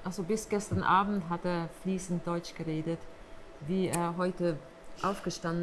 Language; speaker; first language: German; early bilingual, other home language; Albanian